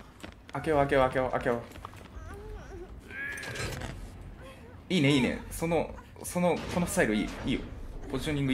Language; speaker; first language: Japanese; native; Japanese